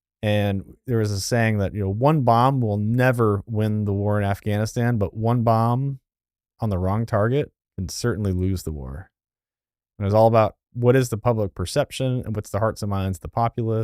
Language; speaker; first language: English; native; English